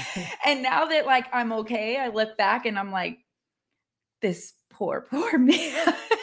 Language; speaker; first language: English; native; English